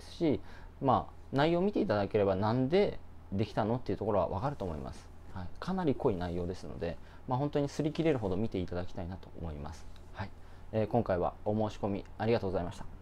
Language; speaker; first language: Japanese; native; Japanese